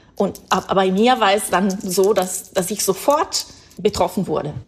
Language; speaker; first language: German; non-native, fluent; Italian